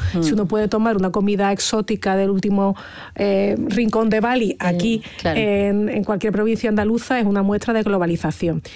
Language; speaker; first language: Spanish; native; Spanish